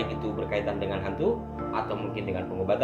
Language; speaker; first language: Indonesian; native; Indonesian